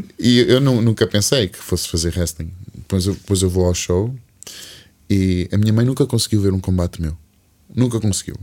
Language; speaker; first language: Portuguese; early bilingual, other home language; English